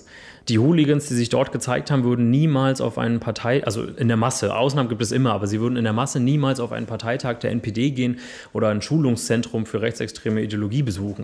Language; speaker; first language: German; native; German